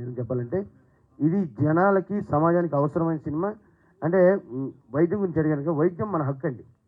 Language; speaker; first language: Telugu; native; Telugu